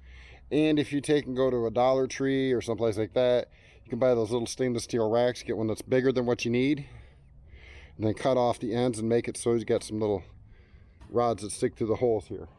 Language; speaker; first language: English; native; English